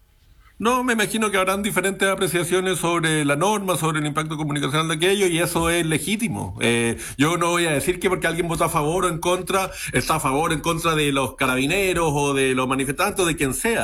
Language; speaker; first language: Spanish; native; Spanish